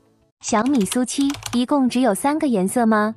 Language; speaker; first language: Chinese; native; Chinese